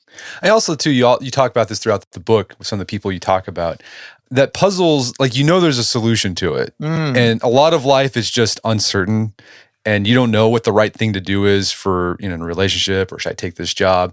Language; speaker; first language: English; native; English